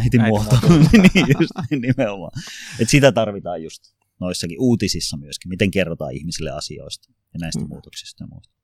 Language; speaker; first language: Finnish; native; Finnish